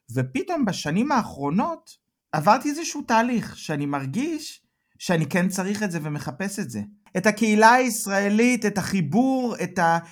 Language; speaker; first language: Hebrew; native; Hebrew